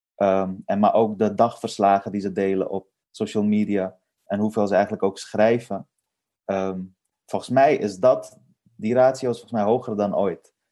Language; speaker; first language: Dutch; early bilingual, other home language; Persian